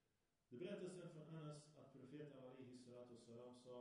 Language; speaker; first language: Swedish; early bilingual, other home language; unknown